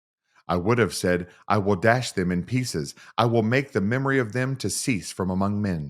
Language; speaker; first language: English; native; English